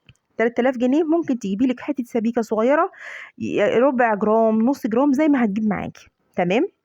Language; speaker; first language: Arabic; native; Arabic